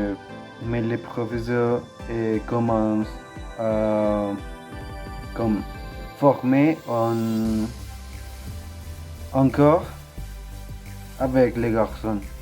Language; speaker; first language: French; non-native, learner; Spanish